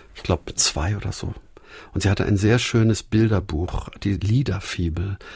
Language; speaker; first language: German; native; German